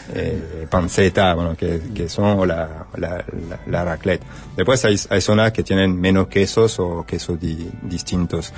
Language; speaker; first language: Spanish; non-native, fluent; French